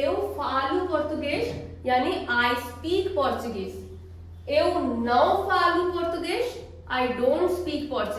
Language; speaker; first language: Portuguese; non-native, fluent; Hindi